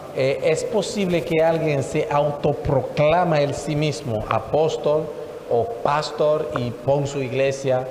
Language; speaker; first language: Spanish; non-native, fluent; Haitian Creole